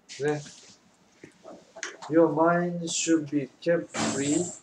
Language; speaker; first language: English; non-native, fluent; Japanese